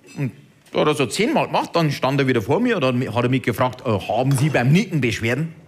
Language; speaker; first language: German; early bilingual, other home language; Turkish